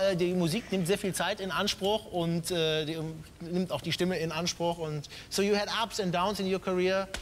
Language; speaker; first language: German; native; German